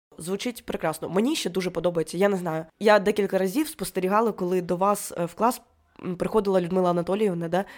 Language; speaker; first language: Ukrainian; native; Ukrainian